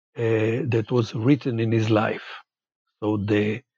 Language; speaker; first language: English; non-native, fluent; Hebrew